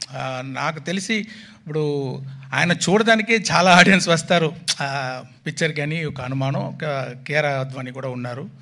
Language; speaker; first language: Telugu; non-native, local second language; Tamil